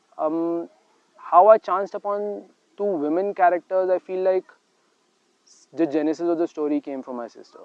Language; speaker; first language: English; non-native, local second language; Hindi